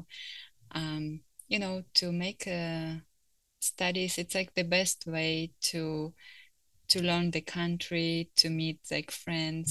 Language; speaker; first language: English; non-native, fluent; Ukrainian